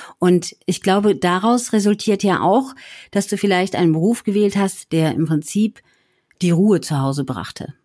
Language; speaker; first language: German; native; German